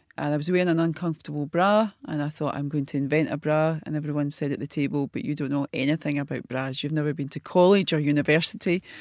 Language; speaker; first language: English; native; English